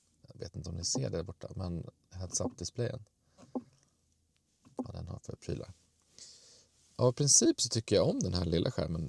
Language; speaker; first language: Swedish; native; Swedish